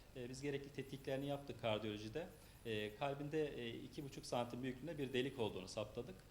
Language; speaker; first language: Turkish; native; Turkish